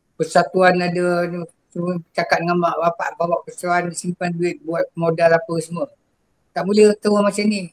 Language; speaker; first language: Malay; non-native, local second language; Javanese